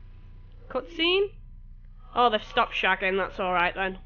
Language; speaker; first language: English; native; English